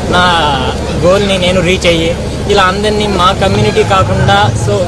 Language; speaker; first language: Telugu; non-native, local second language; Lambadi